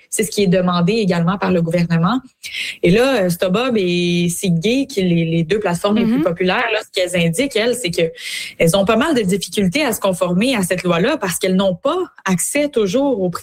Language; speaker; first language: French; native; French